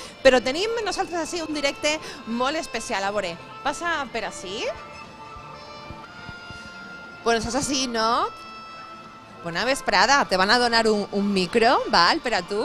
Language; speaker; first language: Catalan; native; Catalan